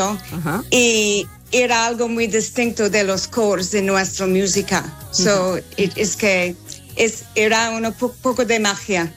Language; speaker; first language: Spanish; non-native, fluent; English